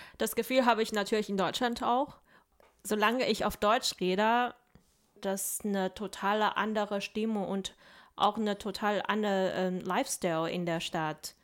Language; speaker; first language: German; non-native, fluent; Chinese